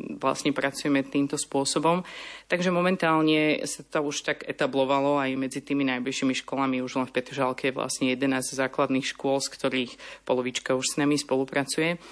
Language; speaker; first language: Slovak; native; Slovak